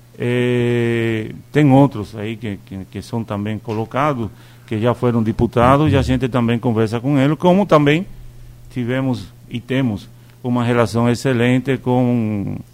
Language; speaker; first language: Portuguese; non-native, fluent; Spanish